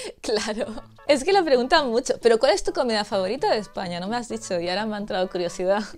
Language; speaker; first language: Spanish; native; Spanish